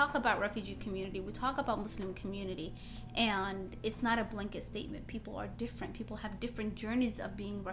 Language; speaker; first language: English; native; English